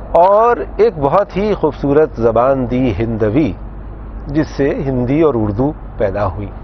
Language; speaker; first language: Urdu; native; Urdu